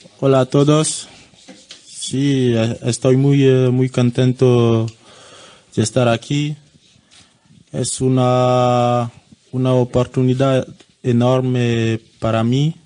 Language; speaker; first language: Spanish; non-native, learner; French